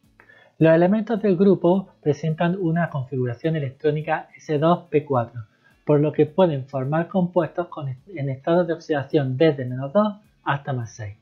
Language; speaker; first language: Spanish; native; Spanish